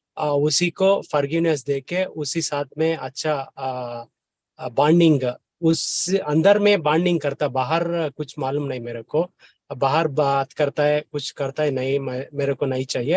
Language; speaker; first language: Hindi; non-native, learner; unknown